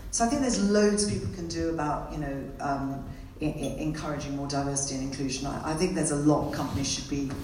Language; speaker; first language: English; native; English